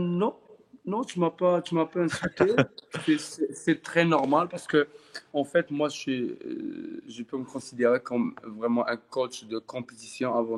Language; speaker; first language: French; non-native, local second language; Arabic